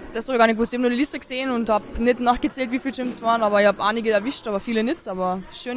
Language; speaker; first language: German; native; German